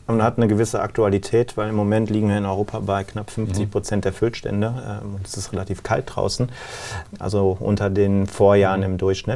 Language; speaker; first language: German; native; German